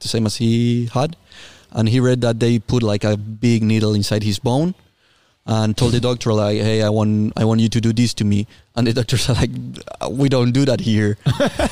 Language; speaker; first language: English; non-native, fluent; Spanish